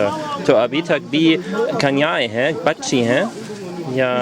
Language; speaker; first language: Hindi; non-native, learner; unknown